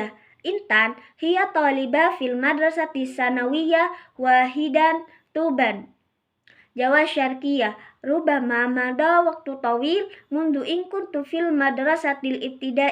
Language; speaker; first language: Arabic; non-native, learner; Indonesian